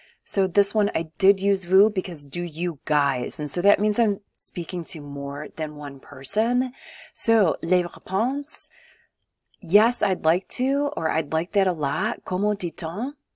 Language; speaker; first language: English; native; English